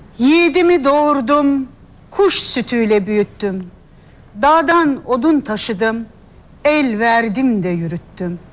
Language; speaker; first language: Turkish; native; Turkish